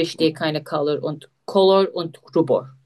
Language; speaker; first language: German; non-native, fluent; Turkish